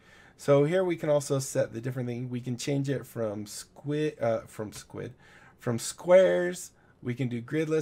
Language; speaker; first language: English; native; English